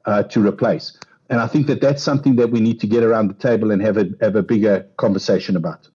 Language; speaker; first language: English; non-native, local second language; Afrikaans